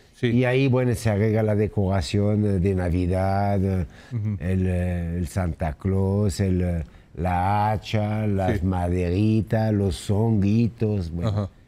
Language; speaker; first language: Spanish; non-native, fluent; French